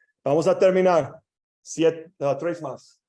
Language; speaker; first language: Spanish; non-native, learner; English